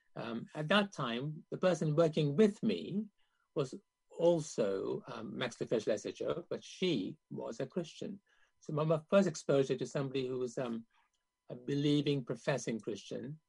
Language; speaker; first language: English; non-native, local second language; Gujarati